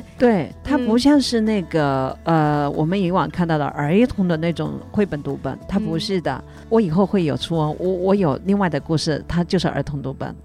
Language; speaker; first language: Chinese; native; Chinese